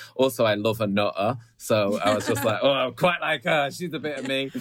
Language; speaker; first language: English; native; English